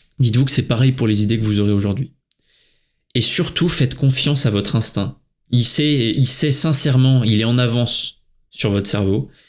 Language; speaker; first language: French; native; French